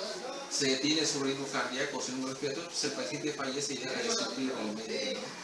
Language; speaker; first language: Spanish; native; Spanish